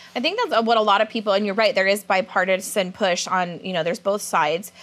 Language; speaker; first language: English; native; English